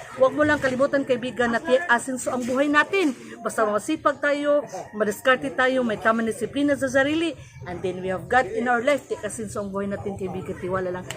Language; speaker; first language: Filipino; native; Filipino